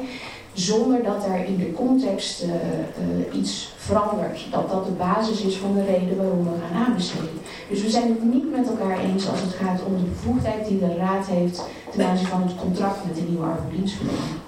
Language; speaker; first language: Dutch; native; Dutch